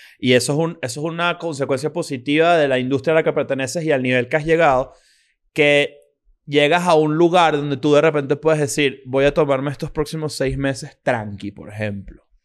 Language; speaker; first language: Spanish; native; Spanish